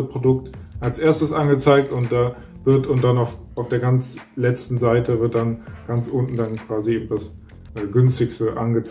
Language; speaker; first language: German; native; German